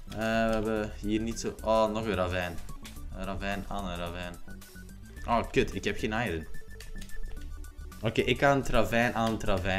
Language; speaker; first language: Dutch; native; Dutch